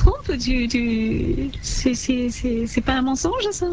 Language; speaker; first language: French; native; French